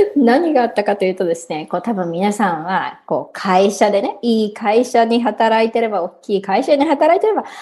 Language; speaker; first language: Japanese; native; Japanese